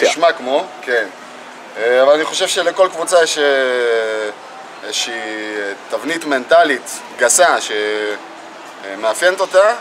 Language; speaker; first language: Hebrew; non-native, fluent; Russian